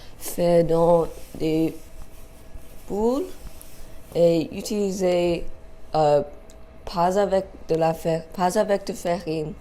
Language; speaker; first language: French; non-native, learner; English